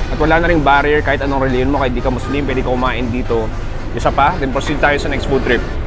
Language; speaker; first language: Filipino; native; Filipino